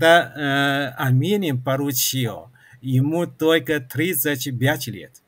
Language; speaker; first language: Russian; non-native, fluent; Chinese